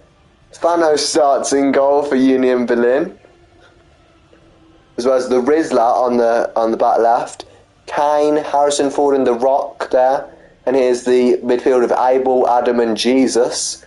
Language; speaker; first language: English; native; English